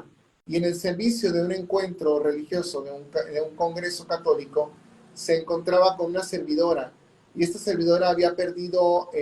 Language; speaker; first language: Spanish; native; Spanish